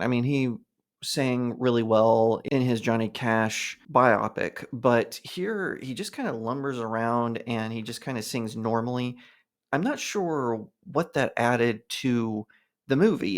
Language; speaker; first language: English; native; English